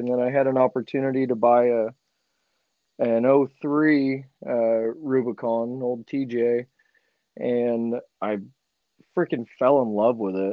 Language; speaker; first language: English; native; English